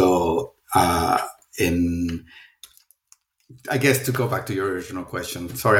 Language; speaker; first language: English; non-native, fluent; Spanish